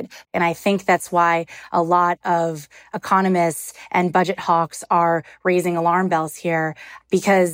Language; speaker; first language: English; native; English